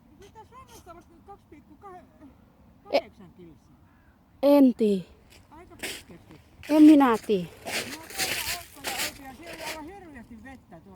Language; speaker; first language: Finnish; native; Finnish